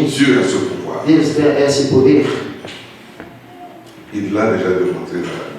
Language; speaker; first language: French; non-native, local second language; Lingala